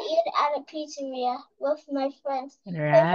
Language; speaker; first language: English; non-native, learner; Vietnamese